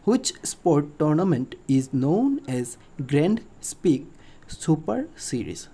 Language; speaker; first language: English; non-native, local second language; Assamese